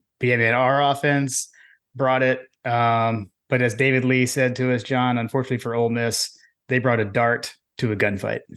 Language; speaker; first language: English; native; English